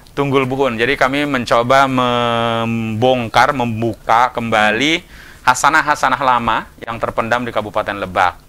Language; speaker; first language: Indonesian; native; Indonesian